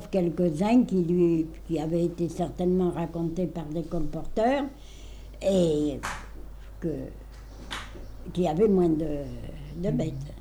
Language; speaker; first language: French; native; French